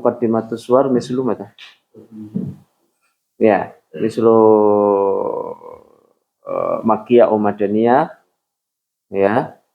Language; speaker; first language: Arabic; non-native, fluent; Indonesian